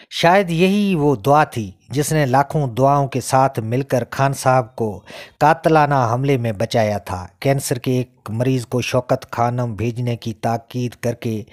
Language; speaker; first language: Urdu; non-native, local second language; Sindhi